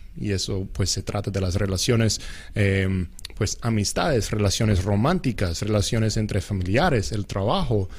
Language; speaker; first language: Spanish; non-native, fluent; English